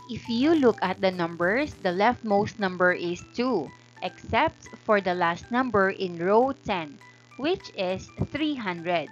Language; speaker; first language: English; non-native, local second language; Filipino